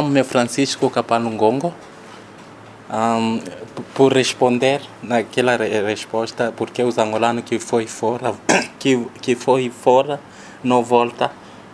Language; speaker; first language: Portuguese; non-native, learner; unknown